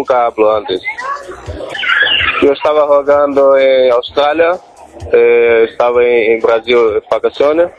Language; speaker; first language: Spanish; non-native, learner; Portuguese